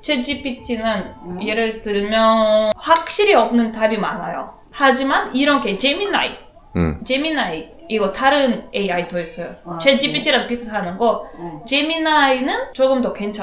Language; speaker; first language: Korean; non-native, learner; Russian